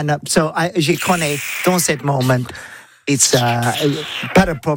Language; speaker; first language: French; non-native, learner; English